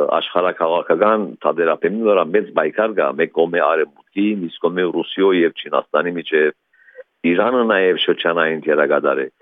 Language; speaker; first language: Armenian; early bilingual, heritage; Armenian